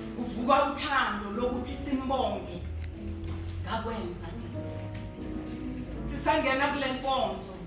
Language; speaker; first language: Zulu; native; Zulu